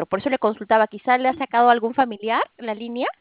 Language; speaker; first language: Spanish; native; Spanish